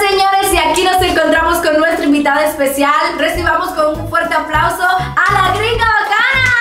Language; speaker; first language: Spanish; native; Spanish